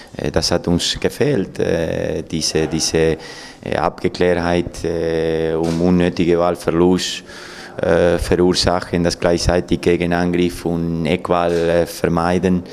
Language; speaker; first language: German; non-native, fluent; Spanish